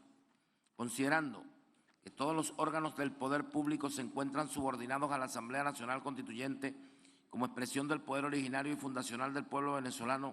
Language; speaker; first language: Spanish; native; Spanish